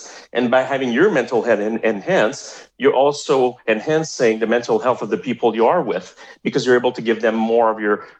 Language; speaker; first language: English; non-native, fluent; French